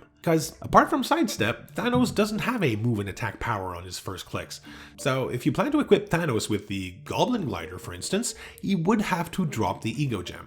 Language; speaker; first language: English; native; English